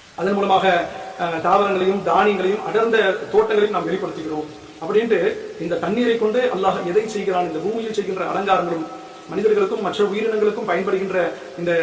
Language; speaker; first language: Tamil; native; Tamil